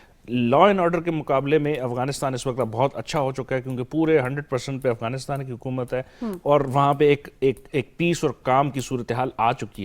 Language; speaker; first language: Urdu; native; Urdu